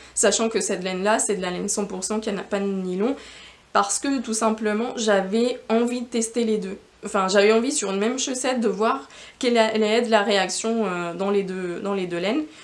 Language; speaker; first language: French; non-native, fluent; Spanish